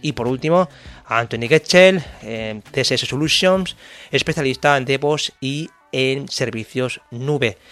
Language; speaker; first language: Spanish; native; Spanish